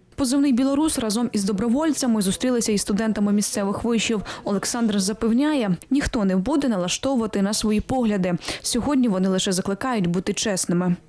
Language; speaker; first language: Ukrainian; native; Ukrainian